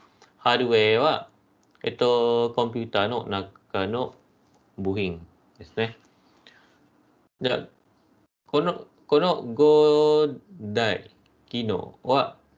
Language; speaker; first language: Japanese; non-native, fluent; Malay